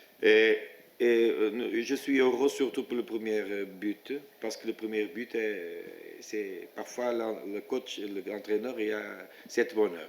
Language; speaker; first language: French; non-native, fluent; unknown